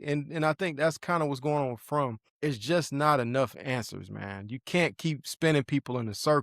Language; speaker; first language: English; native; English